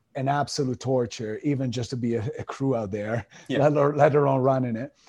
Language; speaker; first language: English; non-native, fluent; Italian